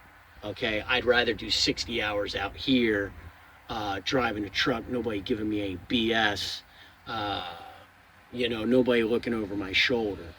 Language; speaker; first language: English; native; English